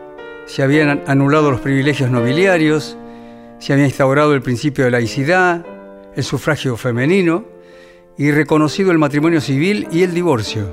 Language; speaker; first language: Spanish; native; Spanish